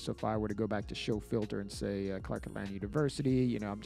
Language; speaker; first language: English; native; English